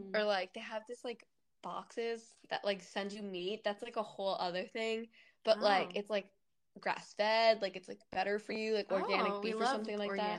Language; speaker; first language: English; native; English